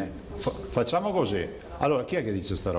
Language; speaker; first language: Italian; native; Italian